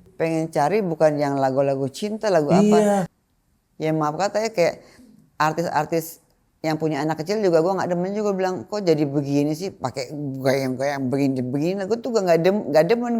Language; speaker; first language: Indonesian; native; Indonesian